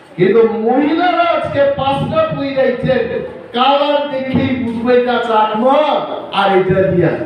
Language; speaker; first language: Bangla; non-native, local second language; Kok Borok